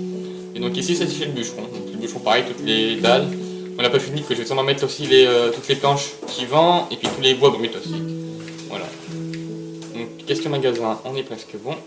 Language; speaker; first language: French; native; French